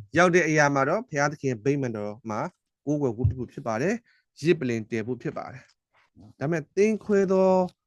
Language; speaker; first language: Burmese; non-native, local second language; S'gaw Karen